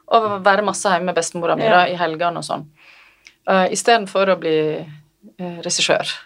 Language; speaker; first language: Norwegian; native; Norwegian